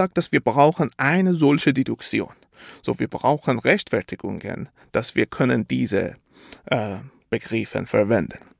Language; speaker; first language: German; non-native, fluent; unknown